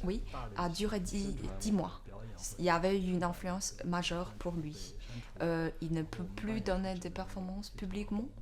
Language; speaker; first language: French; non-native, learner; Chinese